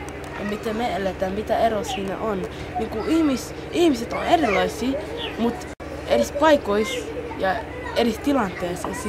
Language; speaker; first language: Finnish; early bilingual, other home language; Somali